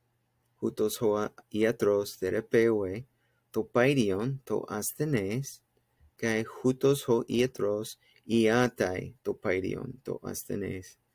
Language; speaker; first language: Greek; non-native, fluent; English